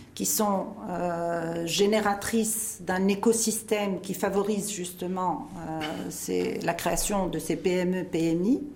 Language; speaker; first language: French; non-native, local second language; Arabic